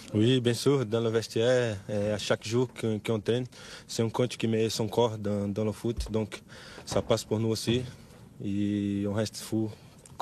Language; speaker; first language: French; non-native, learner; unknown